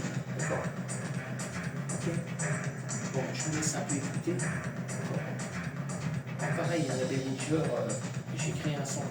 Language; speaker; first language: French; native; French